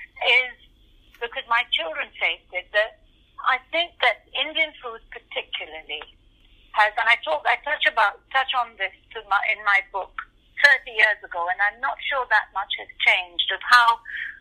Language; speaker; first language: English; non-native, local second language; Urdu